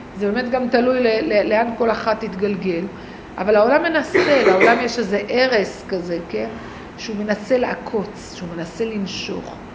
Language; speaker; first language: Hebrew; native; Hebrew